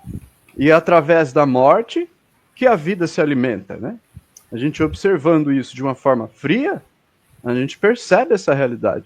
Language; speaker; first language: Portuguese; native; Portuguese